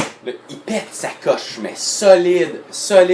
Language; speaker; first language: French; native; French